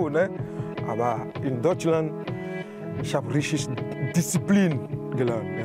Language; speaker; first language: German; non-native, learner; French